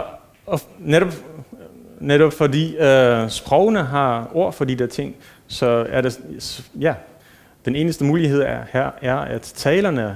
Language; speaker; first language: Danish; non-native, fluent; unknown